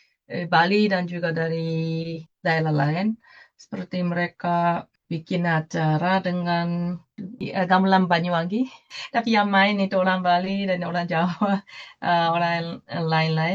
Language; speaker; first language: Indonesian; non-native, fluent; Japanese